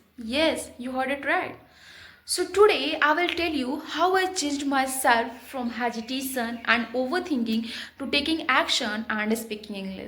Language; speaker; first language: English; non-native, fluent; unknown